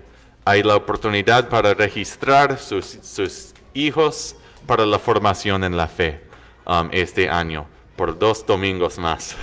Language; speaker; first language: Spanish; non-native, learner; English